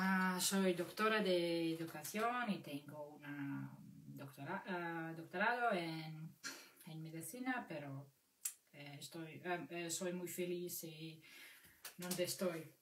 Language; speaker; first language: Spanish; non-native, fluent; Russian